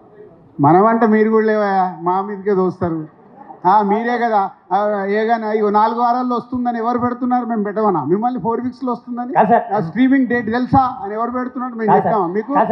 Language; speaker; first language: Telugu; native; Telugu